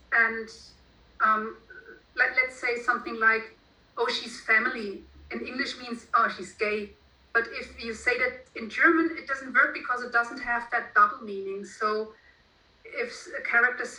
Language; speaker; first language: English; non-native, fluent; German